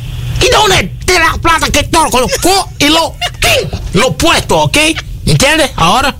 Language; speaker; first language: Spanish; non-native, learner; Portuguese